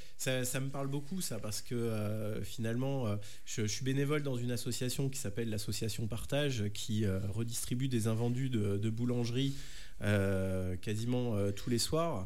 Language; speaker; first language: French; native; French